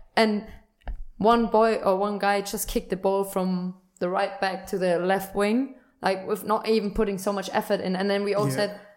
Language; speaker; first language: English; non-native, fluent; German